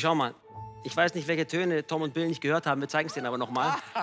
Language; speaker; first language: German; native; German